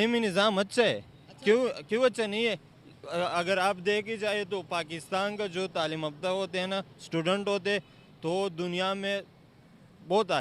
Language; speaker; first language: Hindi; non-native, local second language; Pashto